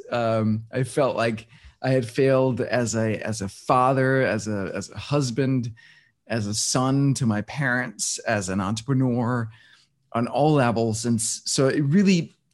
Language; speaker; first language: English; non-native, fluent; Danish